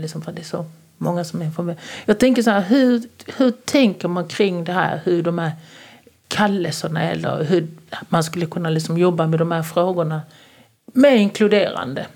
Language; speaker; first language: Swedish; native; Swedish